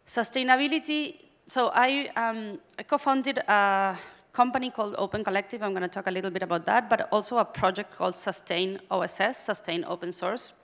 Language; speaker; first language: English; non-native, fluent; Spanish